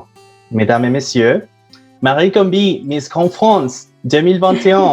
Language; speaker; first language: French; non-native, fluent; Spanish